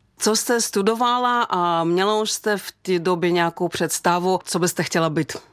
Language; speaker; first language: Czech; non-native, fluent; Russian